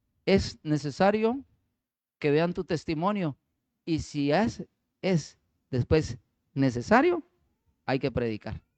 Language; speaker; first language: Spanish; native; Spanish